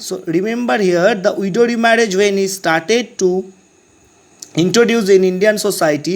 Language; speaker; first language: English; non-native, local second language; Bangla